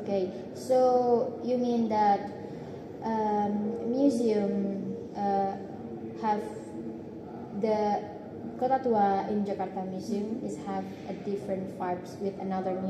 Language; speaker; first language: English; non-native, learner; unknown